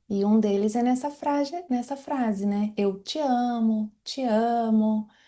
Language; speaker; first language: Portuguese; native; Portuguese